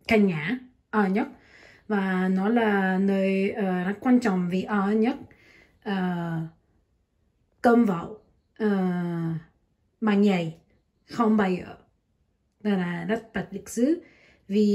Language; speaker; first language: Vietnamese; non-native, learner; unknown